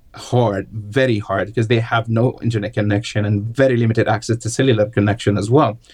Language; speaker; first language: English; non-native, fluent; Arabic